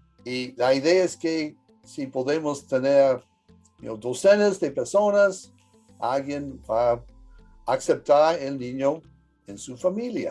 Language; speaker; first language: Spanish; early bilingual, heritage; English